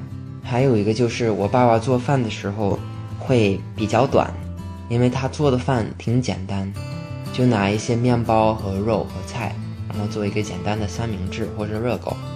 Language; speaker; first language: Chinese; early bilingual, heritage; English